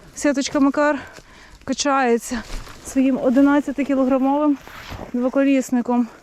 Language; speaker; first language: Ukrainian; native; Ukrainian